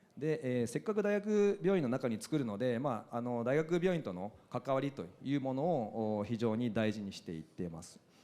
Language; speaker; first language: Japanese; native; Japanese